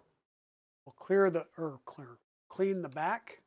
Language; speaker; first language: English; native; English